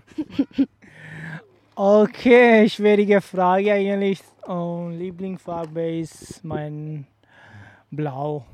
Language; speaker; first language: German; non-native, learner; Urdu